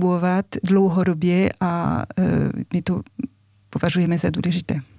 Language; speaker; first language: Czech; non-native, fluent; French